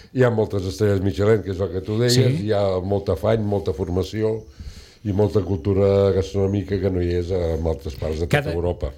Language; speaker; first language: Catalan; native; Catalan